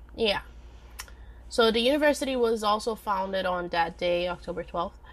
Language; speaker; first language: English; non-native, fluent; Portuguese